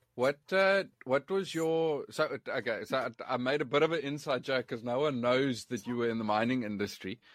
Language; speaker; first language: English; non-native, local second language; Afrikaans